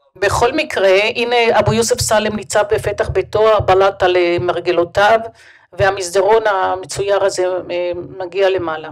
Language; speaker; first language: Hebrew; native; Hebrew